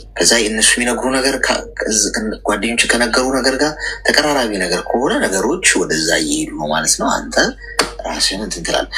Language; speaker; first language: Amharic; native; Amharic